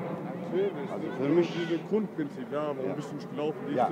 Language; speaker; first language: German; native; German